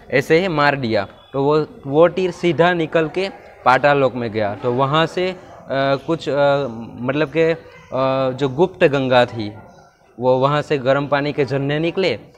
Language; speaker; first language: Hindi; non-native, local second language; Gujarati